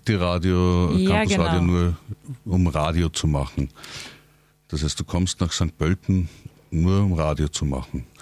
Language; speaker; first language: German; native; German